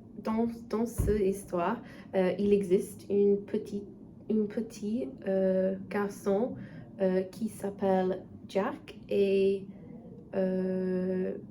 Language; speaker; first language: French; non-native, learner; English